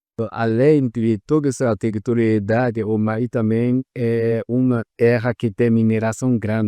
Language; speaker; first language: Portuguese; non-native, fluent; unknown